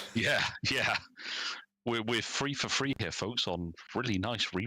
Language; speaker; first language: English; native; English